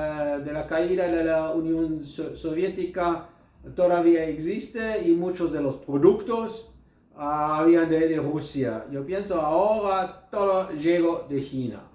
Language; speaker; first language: Spanish; non-native, learner; German